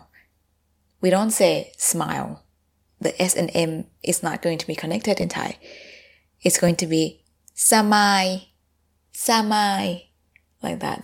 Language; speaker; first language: English; non-native, fluent; Thai